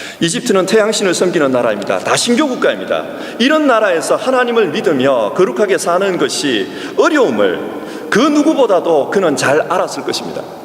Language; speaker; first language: Korean; native; Korean